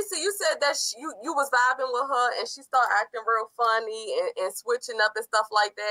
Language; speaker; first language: English; native; English